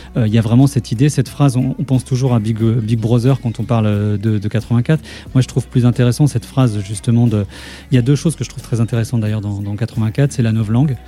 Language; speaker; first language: French; native; French